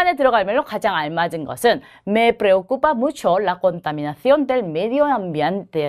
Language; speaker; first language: Spanish; non-native, fluent; Korean